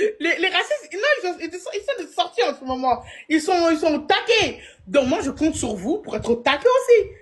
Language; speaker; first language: French; early bilingual, other home language; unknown